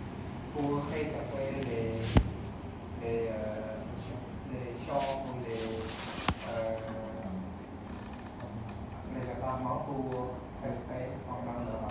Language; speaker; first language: French; non-native, learner; Khmer